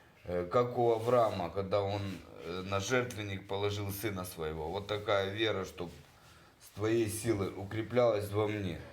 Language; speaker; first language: Russian; native; Russian